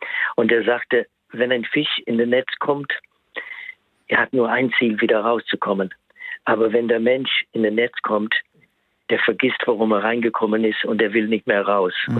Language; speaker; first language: German; non-native, fluent; English